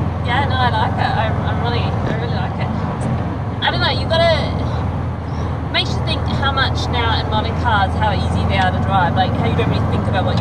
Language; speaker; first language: English; native; English